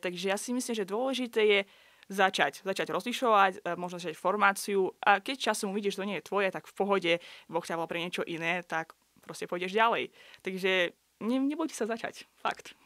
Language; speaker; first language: Slovak; non-native, fluent; Azerbaijani